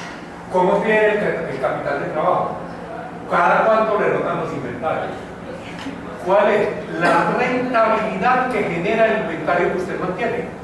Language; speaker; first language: Spanish; native; Spanish